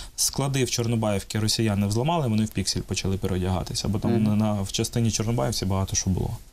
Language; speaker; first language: Ukrainian; non-native, local second language; Russian